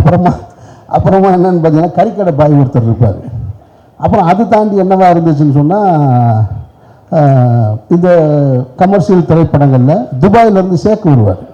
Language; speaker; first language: Tamil; native; Tamil